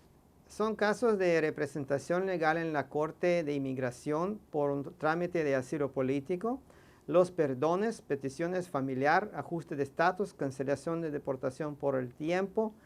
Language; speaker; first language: Spanish; non-native, fluent; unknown